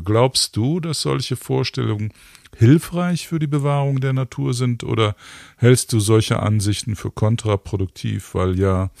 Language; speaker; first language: German; native; German